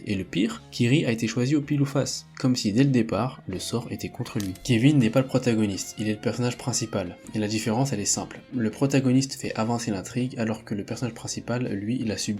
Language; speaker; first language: French; native; French